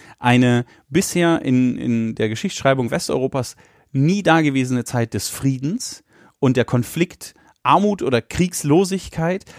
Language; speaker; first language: German; native; German